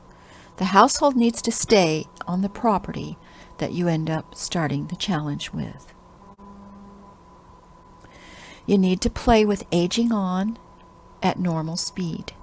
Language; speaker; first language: English; native; English